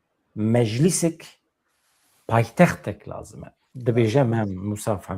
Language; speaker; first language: Kurdish; native; Kurdish